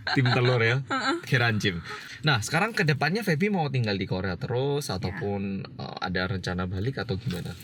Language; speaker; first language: Indonesian; non-native, fluent; Korean